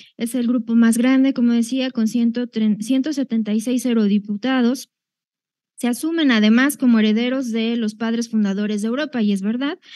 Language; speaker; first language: Spanish; native; Spanish